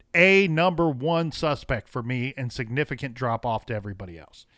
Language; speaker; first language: English; native; English